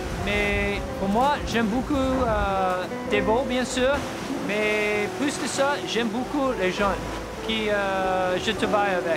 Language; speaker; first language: French; non-native, learner; English